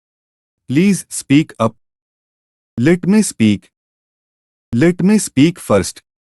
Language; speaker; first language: English; non-native, fluent; Hindi